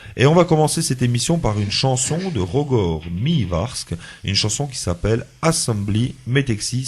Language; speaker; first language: French; native; French